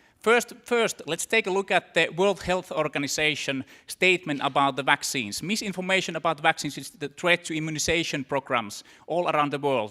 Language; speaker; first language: English; non-native, fluent; Finnish